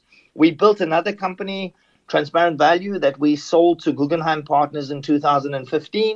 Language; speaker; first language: English; native; English